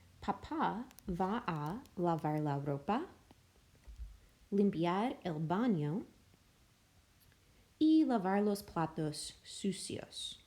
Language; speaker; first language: Spanish; non-native, fluent; English